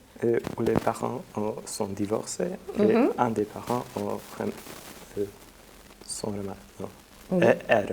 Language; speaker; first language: French; non-native, fluent; Hungarian